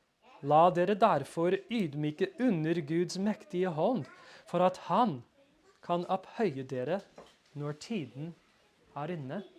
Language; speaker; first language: Norwegian; non-native, fluent; English